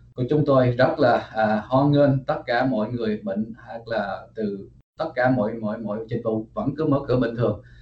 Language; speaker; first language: Vietnamese; early bilingual, heritage; Vietnamese